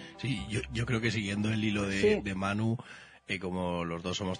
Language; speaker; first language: Spanish; native; Spanish